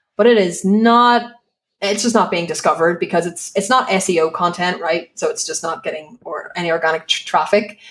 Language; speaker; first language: English; native; English